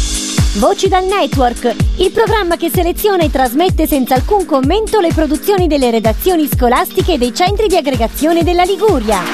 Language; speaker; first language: Italian; native; Italian